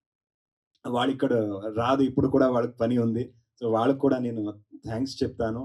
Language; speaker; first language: Telugu; non-native, learner; Kannada